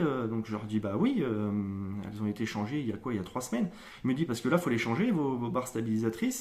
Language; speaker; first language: French; native; French